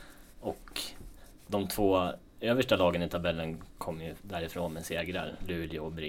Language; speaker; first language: Swedish; native; Swedish